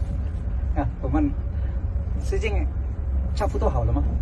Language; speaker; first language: Chinese; non-native, learner; Indonesian